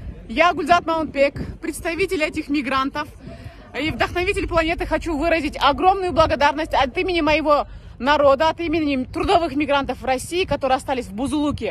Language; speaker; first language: Russian; non-native, local second language; Kyrgyz